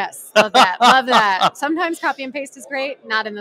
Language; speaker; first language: English; native; English